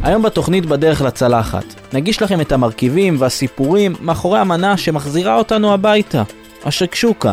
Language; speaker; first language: Hebrew; native; Hebrew